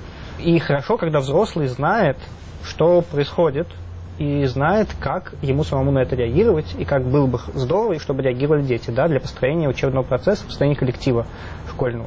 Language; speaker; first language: Russian; native; Russian